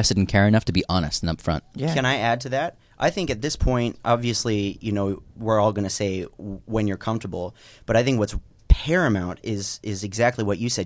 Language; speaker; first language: English; non-native, local second language; Filipino